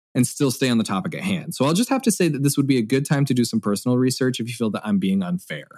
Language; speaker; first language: English; native; English